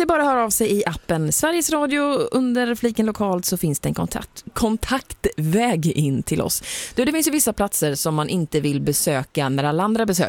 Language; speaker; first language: Swedish; native; Swedish